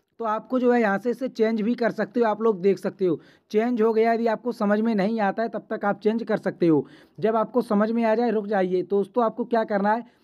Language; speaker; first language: Hindi; native; Hindi